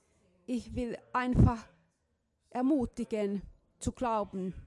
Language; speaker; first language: German; non-native, fluent; Finnish